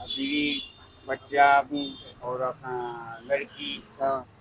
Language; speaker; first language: Hindi; non-native, local second language; Marathi